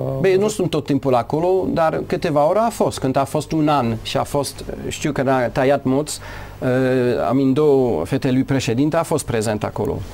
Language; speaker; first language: Romanian; non-native, learner; English